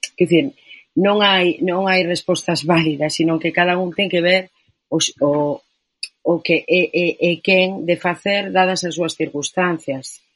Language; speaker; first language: Galician; non-native, local second language; Spanish